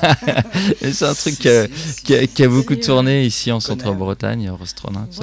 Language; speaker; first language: French; native; French